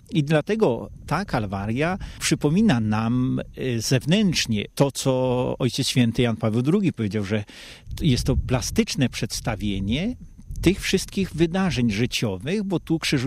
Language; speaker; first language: Polish; native; Polish